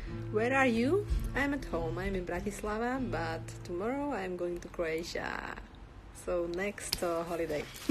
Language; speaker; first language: English; non-native, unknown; Slovak